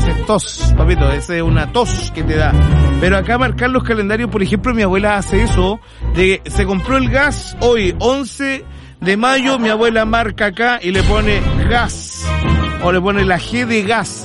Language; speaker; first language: Spanish; native; Spanish